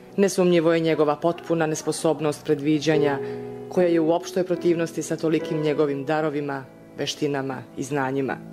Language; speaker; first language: Serbian; native; Serbian